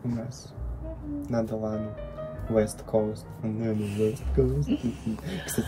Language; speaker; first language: Russian; native; Russian